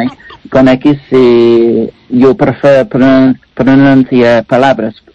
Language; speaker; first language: Spanish; non-native, learner; English